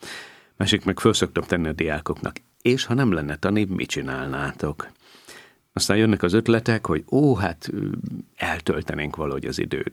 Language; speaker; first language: Hungarian; native; Hungarian